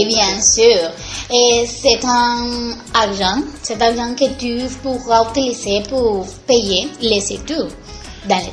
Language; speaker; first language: French; non-native, learner; Spanish